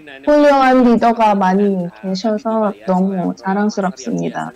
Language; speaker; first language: Korean; non-native, learner; Indonesian